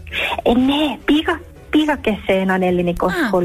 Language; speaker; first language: Greek; early bilingual, heritage; Finnish